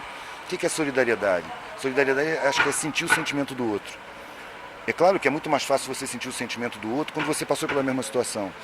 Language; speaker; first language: Portuguese; native; Portuguese